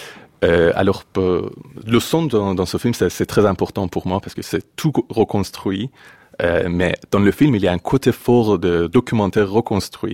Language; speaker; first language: French; non-native, fluent; Persian